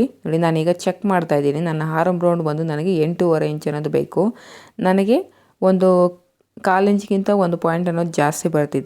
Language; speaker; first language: Kannada; native; Kannada